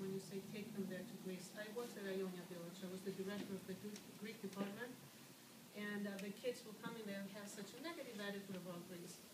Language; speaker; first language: English; early bilingual, other home language; Greek